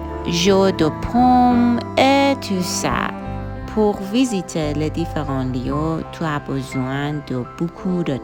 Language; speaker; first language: French; non-native, learner; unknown